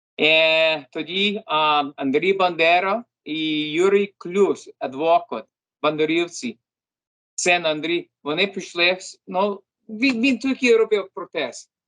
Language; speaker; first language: Ukrainian; early bilingual, heritage; English